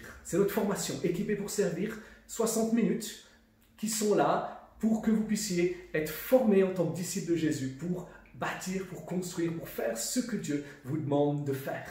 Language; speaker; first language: French; native; French